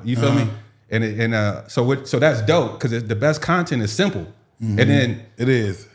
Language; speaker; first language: English; native; English